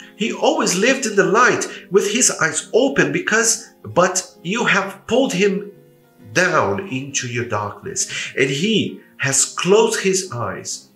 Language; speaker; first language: English; non-native, fluent; Portuguese